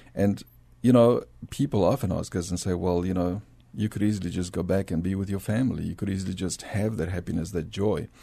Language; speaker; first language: English; early bilingual, other home language; Spanish